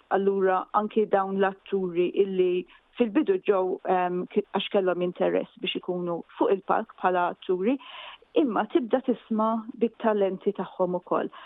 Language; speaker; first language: Maltese; native; Maltese